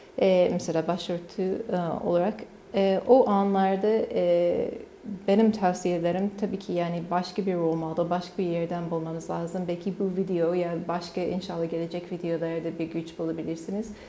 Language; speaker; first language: Turkish; non-native, learner; English